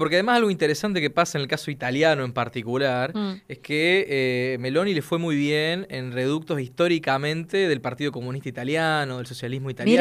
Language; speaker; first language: Spanish; native; Spanish